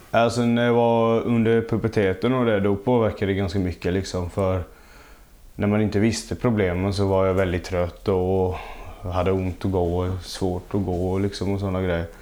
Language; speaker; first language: Swedish; early bilingual, other home language; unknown